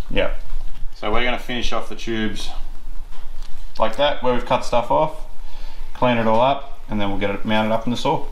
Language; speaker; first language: English; native; English